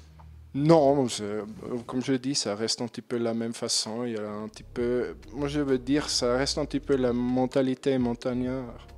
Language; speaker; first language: French; non-native, learner; German